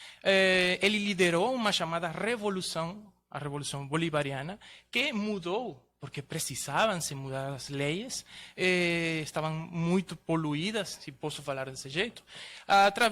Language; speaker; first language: Portuguese; non-native, fluent; Spanish